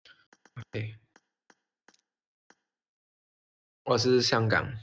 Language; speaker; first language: Chinese; non-native, local second language; Cantonese